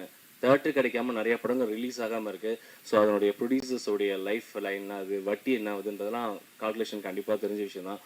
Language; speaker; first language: Tamil; native; Tamil